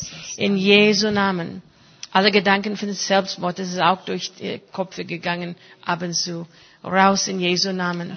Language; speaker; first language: German; non-native, fluent; English